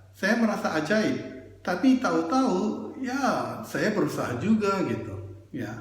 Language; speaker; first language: Indonesian; non-native, fluent; Japanese